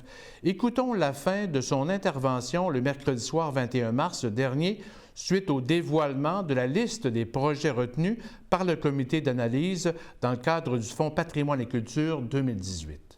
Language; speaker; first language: French; native; French